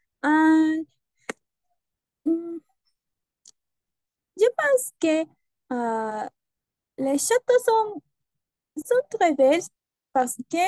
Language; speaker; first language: French; non-native, learner; Spanish